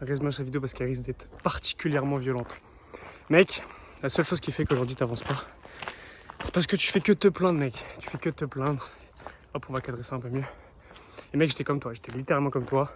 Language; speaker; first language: French; native; French